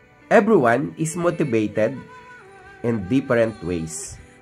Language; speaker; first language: English; non-native, local second language; Filipino